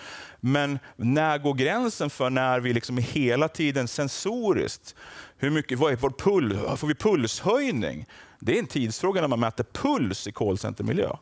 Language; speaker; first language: Swedish; native; Swedish